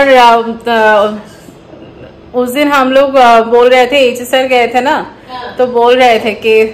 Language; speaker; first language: Hindi; non-native, local second language; Bangla